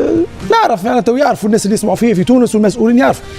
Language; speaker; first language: Arabic; native; Arabic